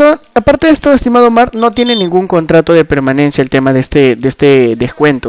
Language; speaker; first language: Spanish; native; Spanish